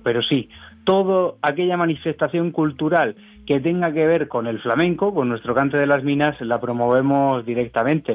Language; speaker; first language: Spanish; native; Spanish